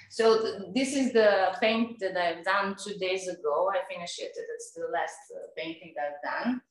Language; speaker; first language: English; non-native, fluent; Serbian